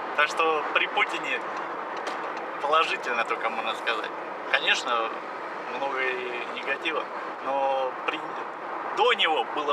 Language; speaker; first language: Russian; native; Russian